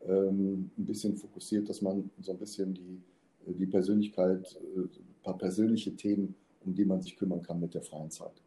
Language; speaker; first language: German; native; German